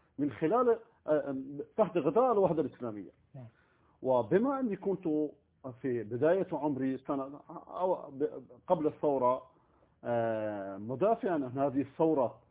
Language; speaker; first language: Arabic; non-native, local second language; Baluchi